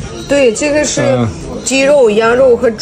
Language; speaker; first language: Chinese; non-native, fluent; Russian